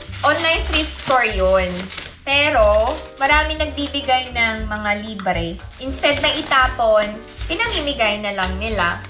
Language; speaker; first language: Filipino; native; Filipino